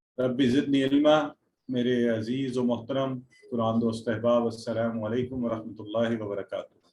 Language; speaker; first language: Urdu; native; Urdu